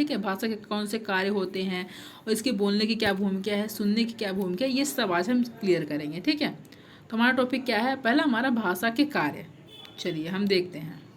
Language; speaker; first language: Hindi; native; Hindi